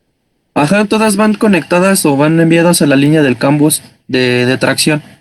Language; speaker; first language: Spanish; native; Spanish